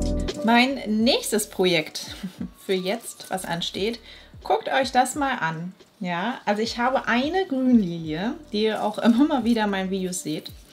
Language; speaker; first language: German; native; German